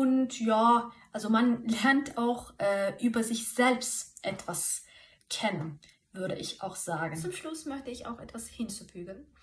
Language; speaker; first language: German; non-native, fluent; Turkish